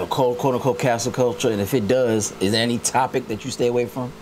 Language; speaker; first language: English; native; English